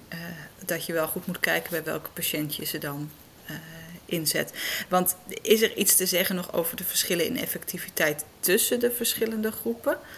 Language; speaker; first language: Dutch; native; Dutch